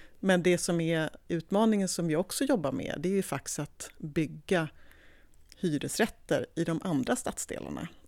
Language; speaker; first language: Swedish; native; Swedish